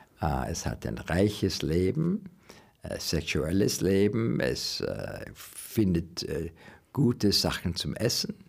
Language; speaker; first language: German; non-native, learner; English